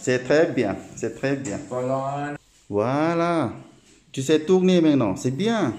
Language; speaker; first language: French; non-native, learner; Thai